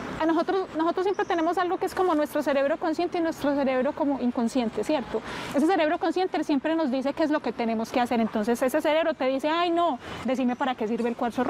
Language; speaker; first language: Spanish; native; Spanish